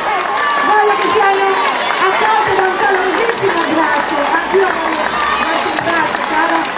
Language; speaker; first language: Italian; native; Italian